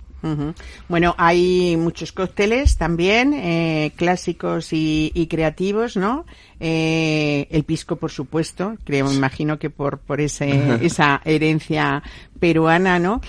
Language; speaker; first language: Spanish; native; Spanish